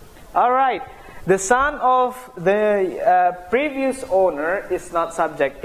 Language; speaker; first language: English; non-native, fluent; Indonesian